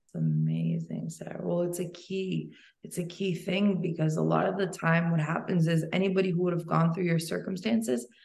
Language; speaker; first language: English; early bilingual, other home language; Albanian